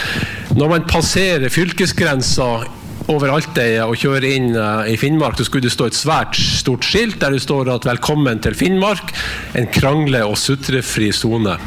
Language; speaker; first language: Norwegian; native; Norwegian